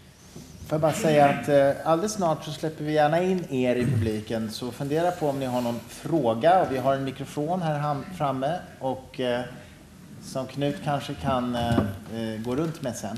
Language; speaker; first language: Swedish; native; Swedish